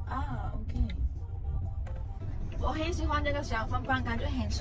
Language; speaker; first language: Chinese; non-native, learner; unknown